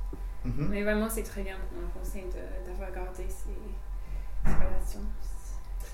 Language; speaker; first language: French; non-native, fluent; English